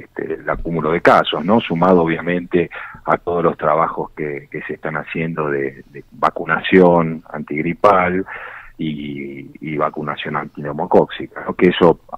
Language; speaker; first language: Spanish; native; Spanish